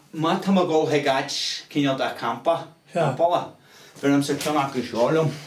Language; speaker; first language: Irish; native; Irish